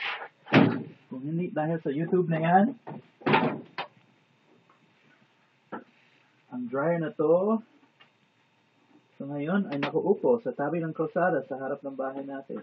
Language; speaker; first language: Filipino; non-native, fluent; English